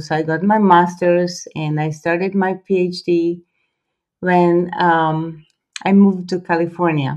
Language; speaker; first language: English; non-native, fluent; Croatian